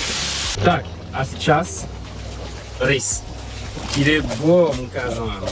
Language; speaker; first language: Russian; non-native, learner; French